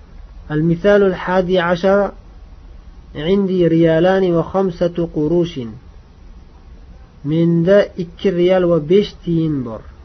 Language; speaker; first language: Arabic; non-native, fluent; Uzbek